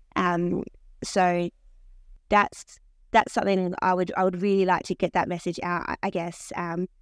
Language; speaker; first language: English; native; English